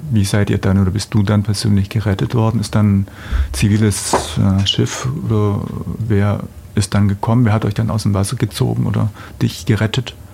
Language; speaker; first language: German; native; German